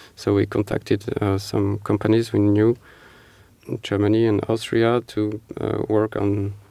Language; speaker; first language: English; non-native, fluent; French